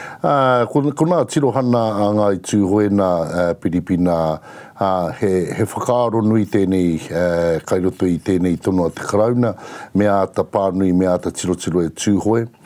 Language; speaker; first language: Māori; native; Māori